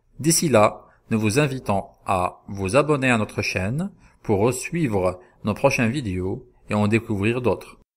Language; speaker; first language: French; non-native, local second language; Arabic